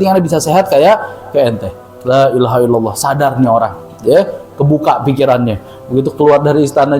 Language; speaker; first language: Indonesian; native; Indonesian